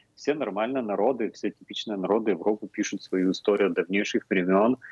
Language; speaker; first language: Russian; non-native, fluent; Lithuanian